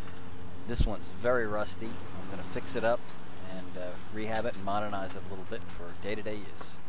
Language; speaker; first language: English; native; English